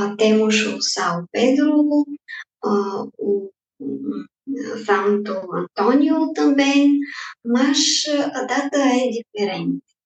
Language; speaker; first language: Portuguese; non-native, fluent; Bulgarian